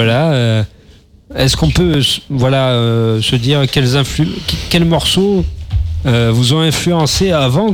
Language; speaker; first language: French; native; French